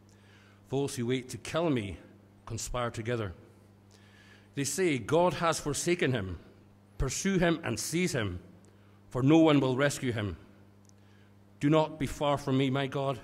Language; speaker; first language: English; native; English